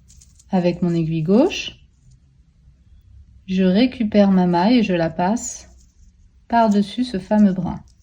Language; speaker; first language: French; native; French